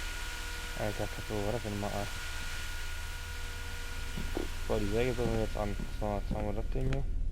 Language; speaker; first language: German; native; German